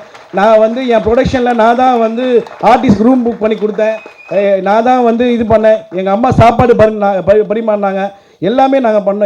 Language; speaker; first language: Tamil; native; Tamil